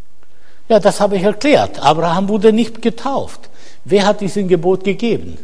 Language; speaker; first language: German; non-native, fluent; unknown